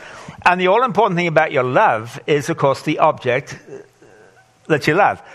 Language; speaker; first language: English; native; English